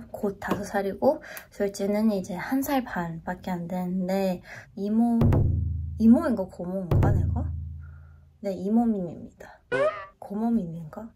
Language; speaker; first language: Korean; non-native, fluent; Thai